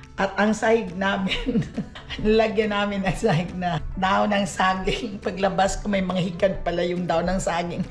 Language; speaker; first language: Filipino; non-native, local second language; Cebuano